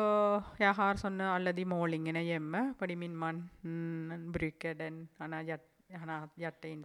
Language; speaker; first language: Norwegian; non-native, fluent; Tamil